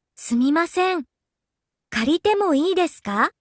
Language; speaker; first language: Japanese; non-native, learner; Indonesian